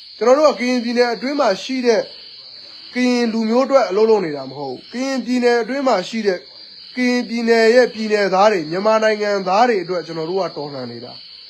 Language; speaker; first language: Burmese; non-native, local second language; S'gaw Karen